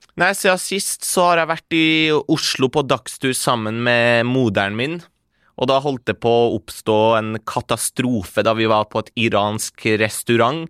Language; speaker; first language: Norwegian; early bilingual, other home language; Persian